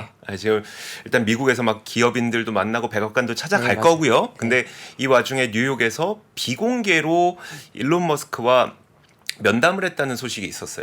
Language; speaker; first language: Korean; native; Korean